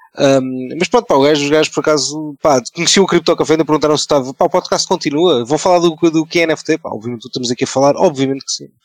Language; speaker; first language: Portuguese; native; Portuguese